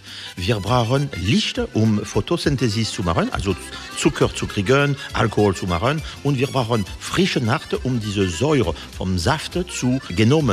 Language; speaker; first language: German; non-native, fluent; French